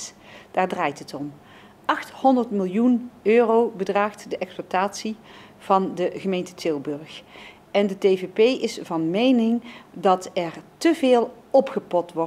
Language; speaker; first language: Dutch; native; Dutch